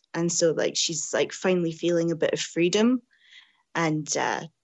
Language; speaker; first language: English; native; English